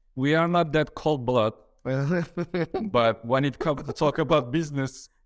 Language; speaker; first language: English; non-native, fluent; Turkish